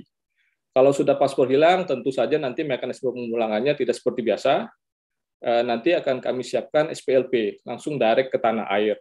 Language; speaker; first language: Indonesian; native; Indonesian